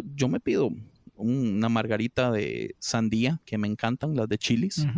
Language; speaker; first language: Spanish; native; Spanish